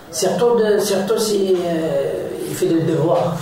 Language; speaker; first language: French; non-native, learner; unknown